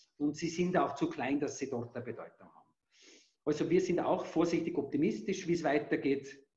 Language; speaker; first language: German; native; German